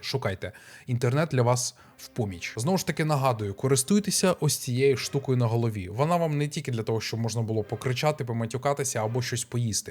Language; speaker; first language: Ukrainian; native; Ukrainian